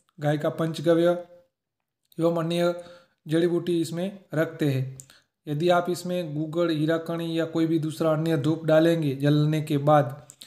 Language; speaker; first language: Hindi; native; Hindi